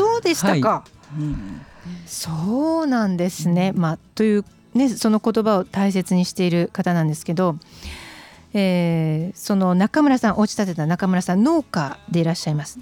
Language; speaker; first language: Japanese; native; Japanese